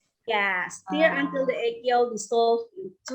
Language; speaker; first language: English; non-native, learner; Indonesian